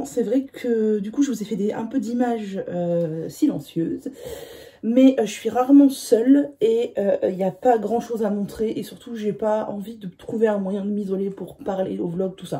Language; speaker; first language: French; native; French